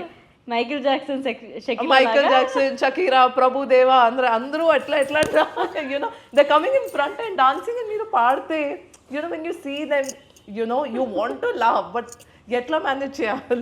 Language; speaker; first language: Telugu; native; Telugu